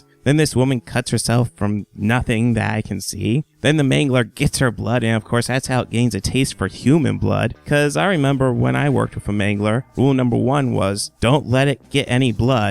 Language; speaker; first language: English; native; English